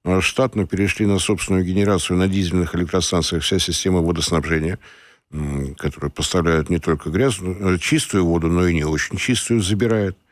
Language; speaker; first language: Russian; native; Russian